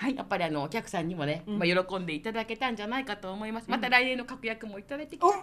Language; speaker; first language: Japanese; native; Japanese